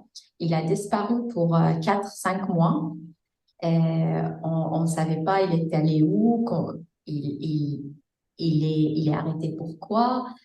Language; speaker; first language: French; non-native, fluent; Arabic